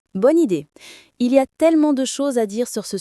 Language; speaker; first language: French; non-native, fluent; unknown